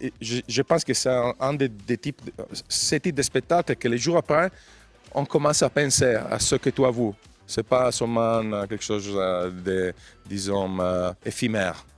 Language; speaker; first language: French; non-native, fluent; Italian